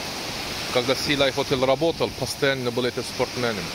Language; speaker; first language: Russian; non-native, learner; Turkish